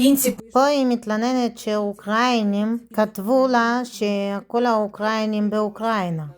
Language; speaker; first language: Hebrew; non-native, fluent; Russian